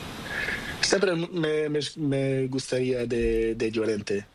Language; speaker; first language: Spanish; non-native, learner; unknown